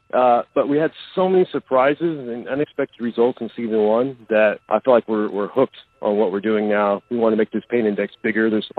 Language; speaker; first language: English; native; English